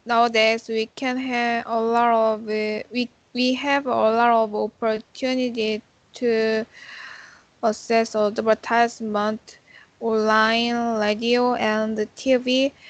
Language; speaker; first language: English; non-native, learner; Korean